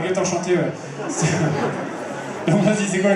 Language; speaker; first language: French; native; French